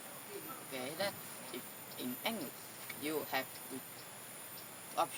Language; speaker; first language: English; non-native, learner; Indonesian